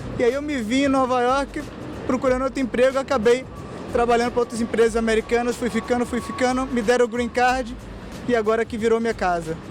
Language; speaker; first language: Portuguese; native; Portuguese